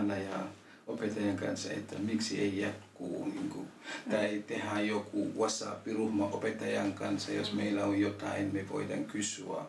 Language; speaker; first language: Finnish; non-native, local second language; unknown